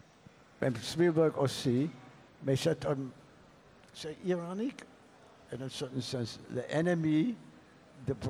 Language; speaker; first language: French; non-native, learner; English